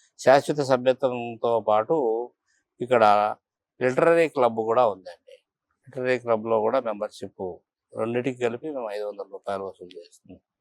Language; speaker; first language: Telugu; native; Telugu